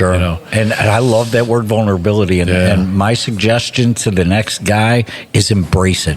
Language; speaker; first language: English; native; English